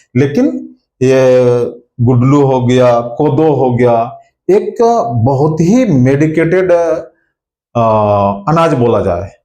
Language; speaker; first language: Hindi; non-native, local second language; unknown